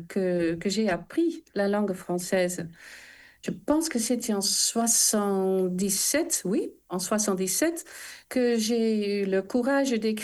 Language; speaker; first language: French; non-native, fluent; Dutch